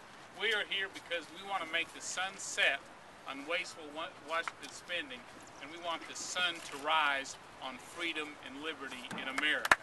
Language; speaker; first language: English; native; English